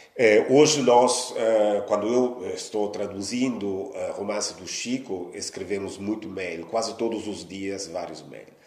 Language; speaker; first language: Portuguese; non-native, fluent; Italian